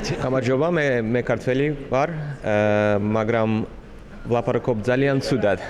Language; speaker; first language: Georgian; early bilingual, heritage; English